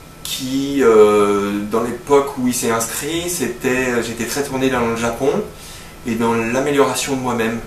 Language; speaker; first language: French; native; French